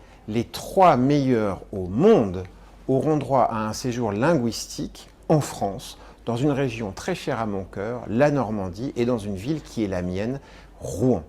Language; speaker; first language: French; native; French